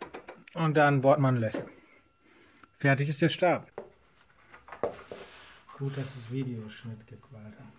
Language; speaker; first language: German; native; German